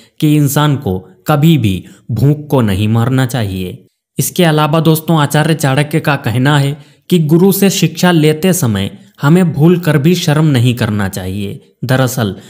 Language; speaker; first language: Hindi; native; Hindi